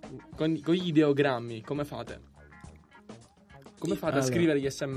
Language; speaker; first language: Italian; native; Italian